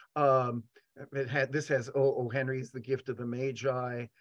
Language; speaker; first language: English; native; English